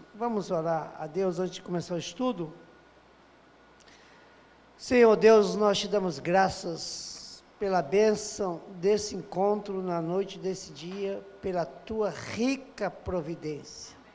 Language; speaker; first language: Portuguese; native; Portuguese